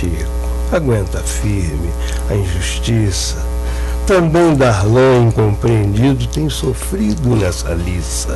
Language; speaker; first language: Portuguese; native; Portuguese